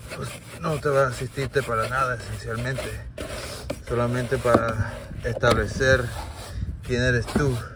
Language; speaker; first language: Spanish; early bilingual, heritage; Spanish